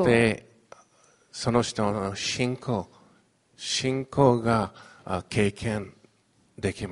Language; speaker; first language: Japanese; non-native, fluent; Chinese